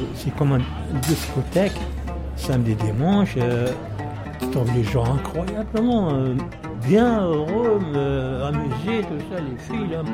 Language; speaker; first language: French; non-native, learner; Arabic